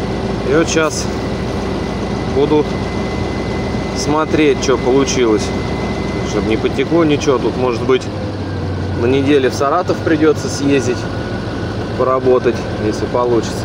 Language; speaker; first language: Russian; native; Russian